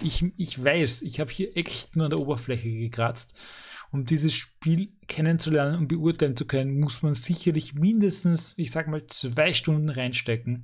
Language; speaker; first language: German; native; German